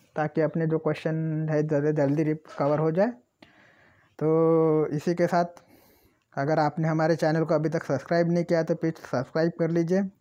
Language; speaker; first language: Hindi; non-native, local second language; Marathi